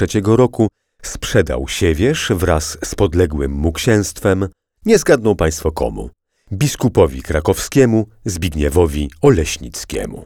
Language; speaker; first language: Polish; native; Polish